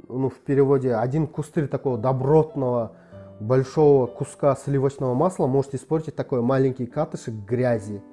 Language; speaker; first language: Russian; non-native, local second language; Kyrgyz